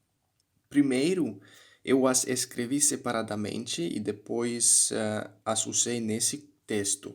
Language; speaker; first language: Portuguese; non-native, fluent; Hungarian